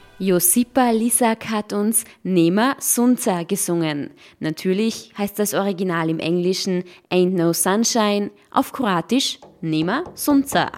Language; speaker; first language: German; native; German